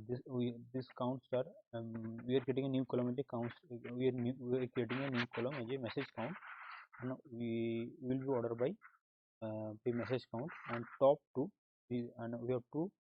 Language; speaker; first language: English; non-native, local second language; Hindi